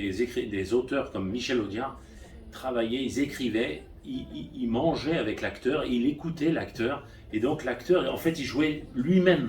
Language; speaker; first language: French; native; French